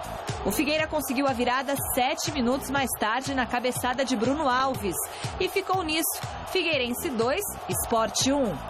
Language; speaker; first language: Portuguese; native; Portuguese